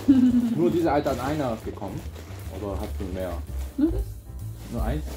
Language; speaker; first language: German; non-native, learner; Korean